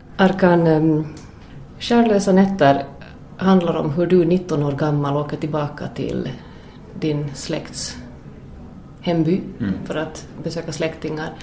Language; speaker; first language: Swedish; native; Swedish